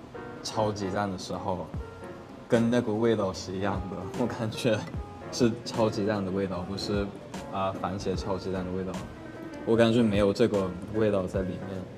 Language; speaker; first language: Chinese; non-native, fluent; English